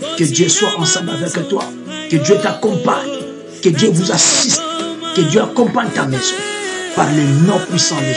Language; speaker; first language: French; non-native, local second language; Lingala